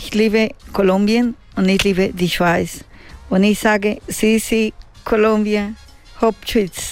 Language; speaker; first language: German; non-native, learner; Spanish